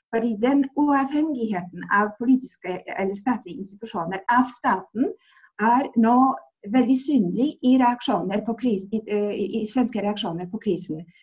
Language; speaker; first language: Norwegian; non-native, fluent; Polish